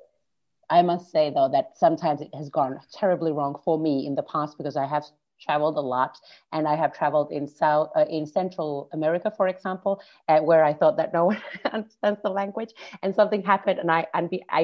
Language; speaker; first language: English; non-native, fluent; Finnish